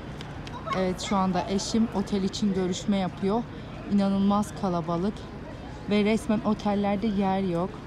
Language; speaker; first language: Turkish; native; Turkish